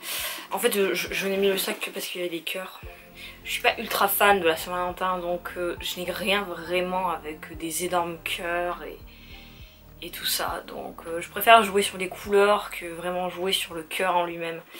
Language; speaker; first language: French; native; French